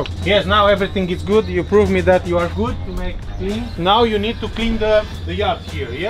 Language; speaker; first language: English; non-native, learner; Romanian